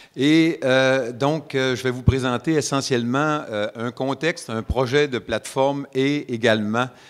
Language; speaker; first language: French; native; French